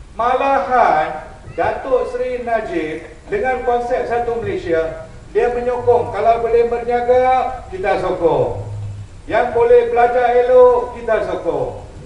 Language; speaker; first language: Malay; non-native, local second language; Tamil